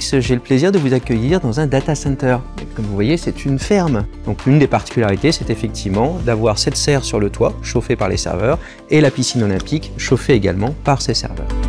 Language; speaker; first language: French; native; French